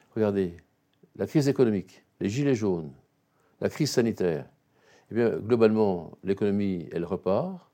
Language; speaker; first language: French; native; French